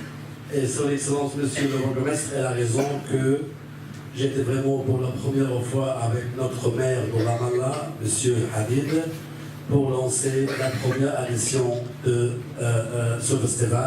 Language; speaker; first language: French; non-native, fluent; Arabic